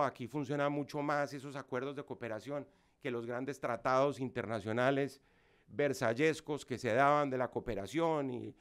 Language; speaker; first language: Spanish; native; Spanish